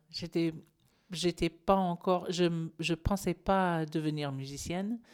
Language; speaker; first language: French; non-native, fluent; English